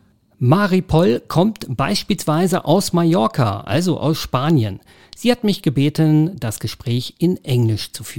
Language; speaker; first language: German; native; German